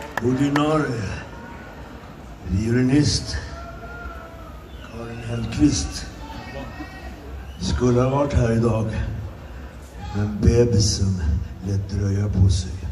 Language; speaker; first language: Swedish; native; Swedish